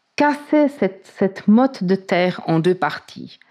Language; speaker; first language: French; native; French